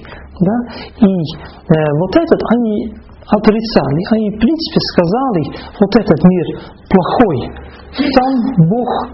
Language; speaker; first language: Russian; non-native, fluent; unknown